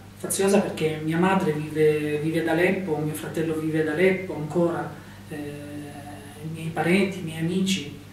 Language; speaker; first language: Italian; non-native, fluent; Arabic